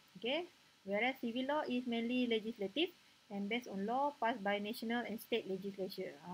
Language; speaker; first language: English; non-native, local second language; Malay